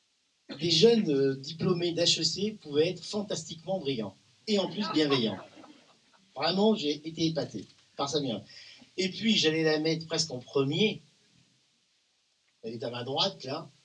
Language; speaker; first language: French; native; French